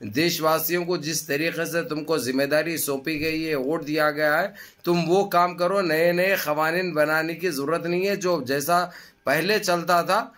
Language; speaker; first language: Hindi; native; Hindi